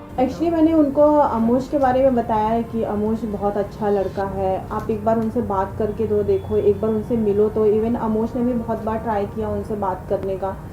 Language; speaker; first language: Hindi; native; Hindi